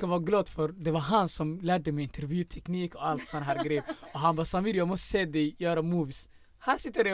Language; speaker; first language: Swedish; non-native, fluent; Somali